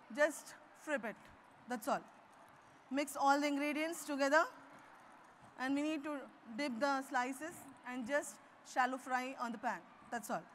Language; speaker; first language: English; non-native, local second language; Urdu